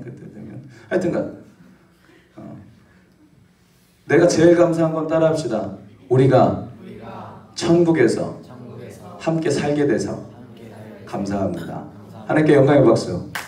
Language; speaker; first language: Korean; native; Korean